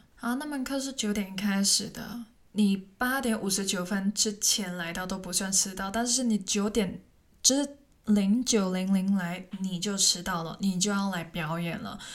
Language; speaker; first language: Chinese; non-native, local second language; Cantonese